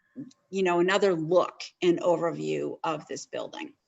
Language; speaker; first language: English; native; English